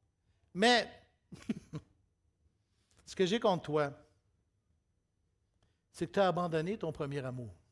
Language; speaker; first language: French; native; French